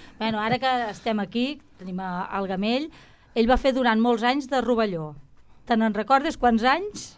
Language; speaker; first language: Catalan; native; Catalan